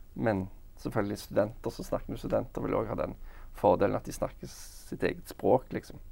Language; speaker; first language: Norwegian; native; Norwegian